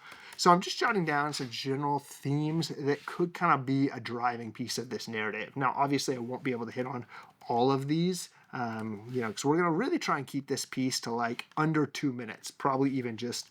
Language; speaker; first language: English; native; English